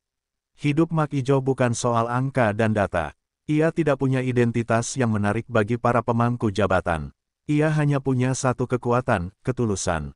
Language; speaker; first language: Indonesian; native; Indonesian